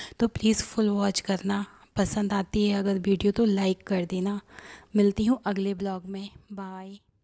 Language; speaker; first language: Hindi; native; Hindi